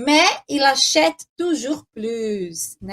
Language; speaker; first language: French; non-native, fluent; Portuguese